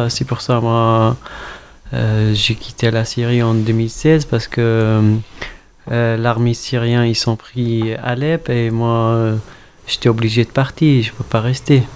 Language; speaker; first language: French; non-native, fluent; Arabic